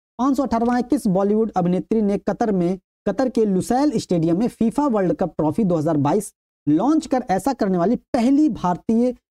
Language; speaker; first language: Hindi; native; Hindi